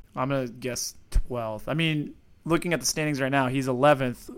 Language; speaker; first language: English; native; English